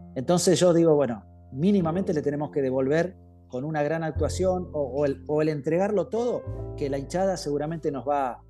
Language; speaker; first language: Spanish; native; Spanish